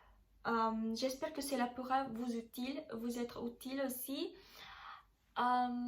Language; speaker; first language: French; non-native, learner; Indonesian